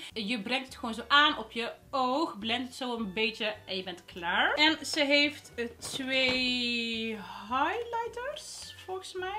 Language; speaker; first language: Dutch; early bilingual, other home language; Arabic